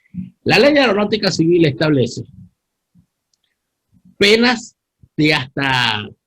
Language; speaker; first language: Spanish; native; Spanish